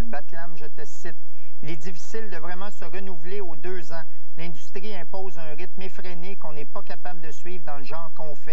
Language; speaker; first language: French; native; French